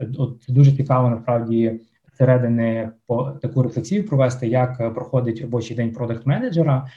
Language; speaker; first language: Ukrainian; non-native, local second language; Russian